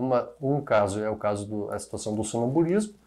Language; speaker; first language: Portuguese; native; Portuguese